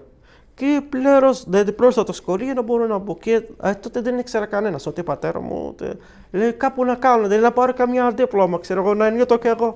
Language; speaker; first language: Greek; early bilingual, other home language; Arabic